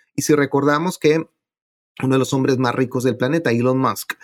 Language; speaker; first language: Spanish; native; Spanish